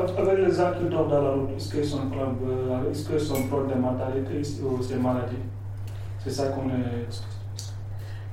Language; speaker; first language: French; non-native, learner; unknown